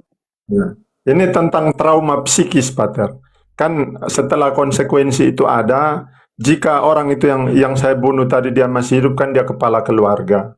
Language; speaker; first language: Indonesian; native; Indonesian